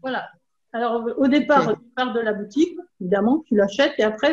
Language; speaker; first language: French; native; French